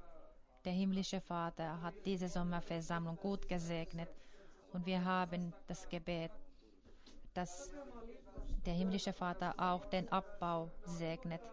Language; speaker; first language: German; non-native, fluent; Finnish